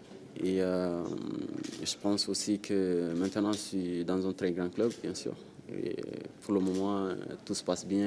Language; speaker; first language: French; non-native, local second language; Wolof